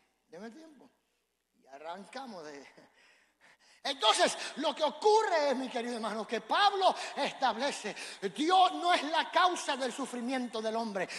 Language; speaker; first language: Spanish; native; Spanish